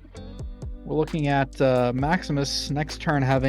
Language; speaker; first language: English; native; English